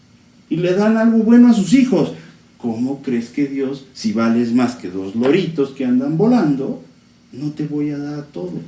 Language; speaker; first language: Spanish; native; Spanish